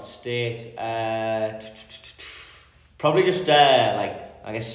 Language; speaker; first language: English; native; English